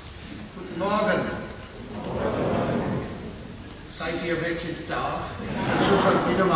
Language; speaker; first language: German; non-native, fluent; English